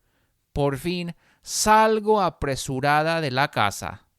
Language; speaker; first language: Spanish; non-native, fluent; English